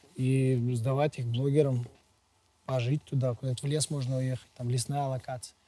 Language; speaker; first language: Russian; native; Russian